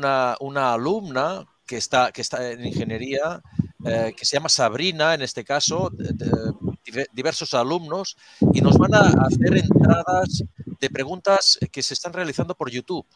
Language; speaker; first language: Spanish; native; Spanish